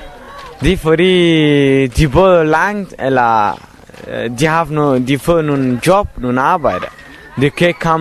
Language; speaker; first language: Danish; non-native, learner; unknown